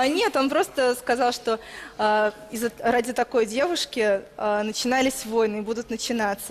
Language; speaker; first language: Russian; native; Russian